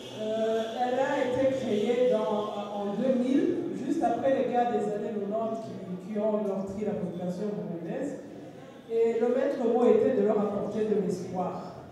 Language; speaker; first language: French; non-native, local second language; Rundi